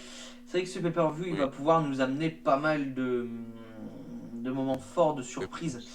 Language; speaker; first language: French; native; French